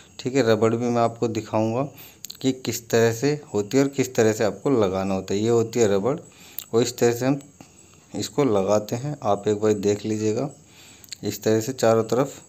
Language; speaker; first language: Hindi; native; Hindi